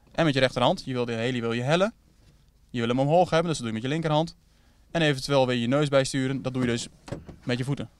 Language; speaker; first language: Dutch; native; Dutch